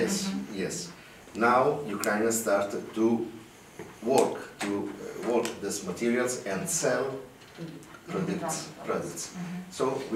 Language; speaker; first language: English; non-native, learner; Italian